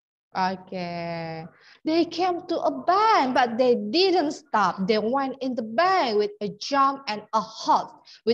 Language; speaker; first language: English; non-native, fluent; Indonesian